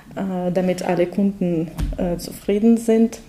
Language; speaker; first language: German; non-native, fluent; Russian